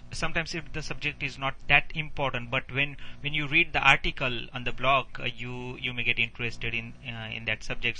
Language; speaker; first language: English; non-native, learner; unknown